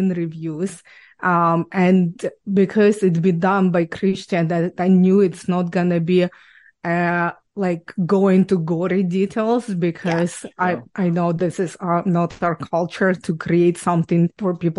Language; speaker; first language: English; non-native, fluent; Ukrainian